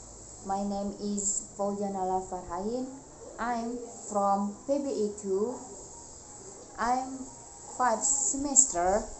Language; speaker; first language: English; non-native, learner; Indonesian